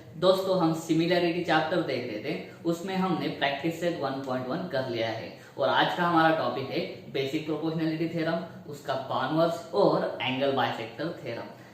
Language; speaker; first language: Hindi; non-native, local second language; Marathi